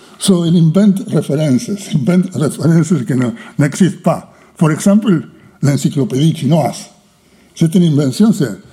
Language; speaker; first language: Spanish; native; Spanish